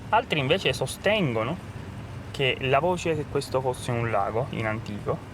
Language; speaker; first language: Italian; native; Italian